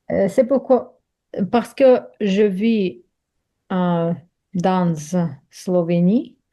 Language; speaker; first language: French; non-native, learner; Ukrainian